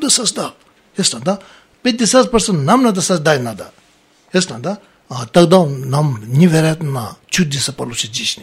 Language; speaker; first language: Russian; non-native, learner; Tibetan